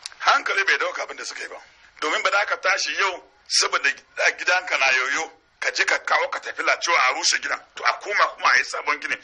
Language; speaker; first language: Hausa; non-native, local second language; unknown